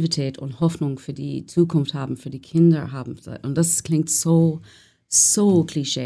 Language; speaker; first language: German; non-native, learner; English